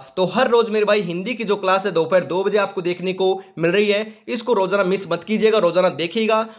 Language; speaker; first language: Hindi; native; Hindi